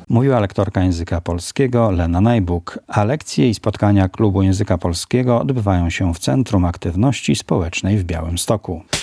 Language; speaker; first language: Polish; native; Polish